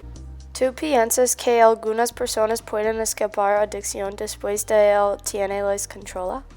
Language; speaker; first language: Spanish; non-native, learner; English